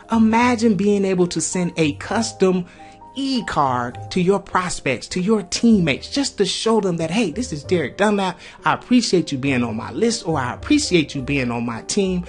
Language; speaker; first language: English; native; English